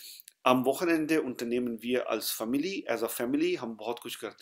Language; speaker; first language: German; non-native, fluent; Urdu